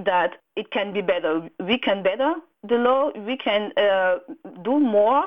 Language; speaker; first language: English; non-native, local second language; French